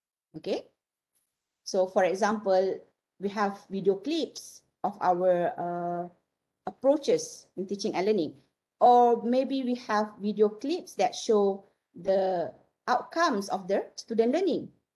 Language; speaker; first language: English; non-native, local second language; Malay